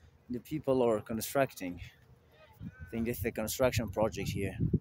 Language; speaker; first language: English; non-native, fluent; Persian